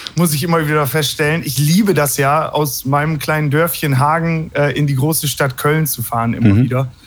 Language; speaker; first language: German; native; German